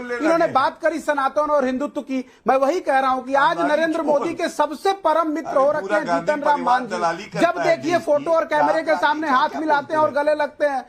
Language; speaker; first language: Hindi; native; Hindi